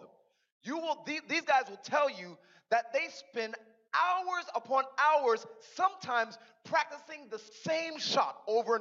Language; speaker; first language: English; native; English